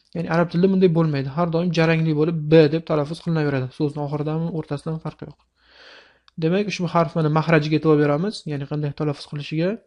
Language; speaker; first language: Uzbek; native; Uzbek